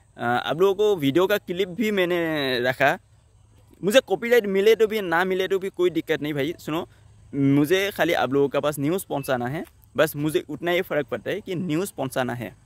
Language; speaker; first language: Hindi; non-native, local second language; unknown